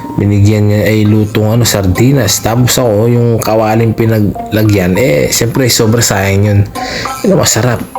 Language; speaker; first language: Filipino; non-native, local second language; Pampanga